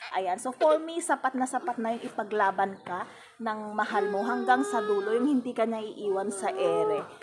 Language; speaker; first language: Filipino; native; Filipino